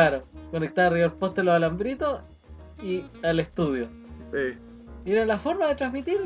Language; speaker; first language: Spanish; native; Spanish